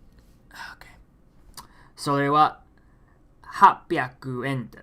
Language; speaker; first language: Japanese; non-native, learner; English